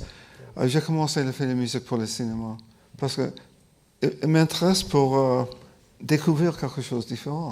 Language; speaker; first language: French; non-native, fluent; English